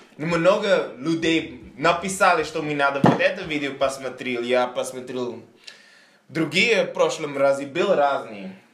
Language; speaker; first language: Russian; non-native, learner; English